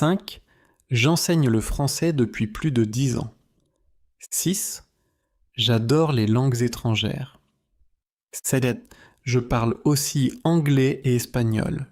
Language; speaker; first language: French; native; French